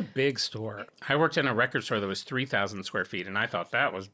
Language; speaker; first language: English; native; English